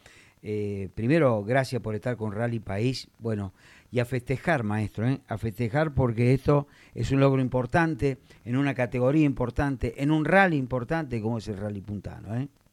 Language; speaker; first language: Spanish; native; Spanish